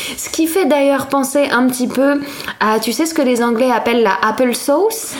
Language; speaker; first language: French; native; French